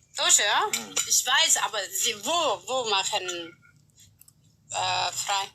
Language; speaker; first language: German; non-native, learner; Arabic